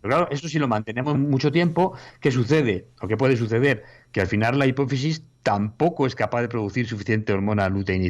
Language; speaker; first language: Spanish; native; Spanish